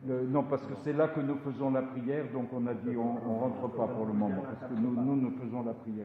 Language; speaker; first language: French; non-native, local second language; Arabic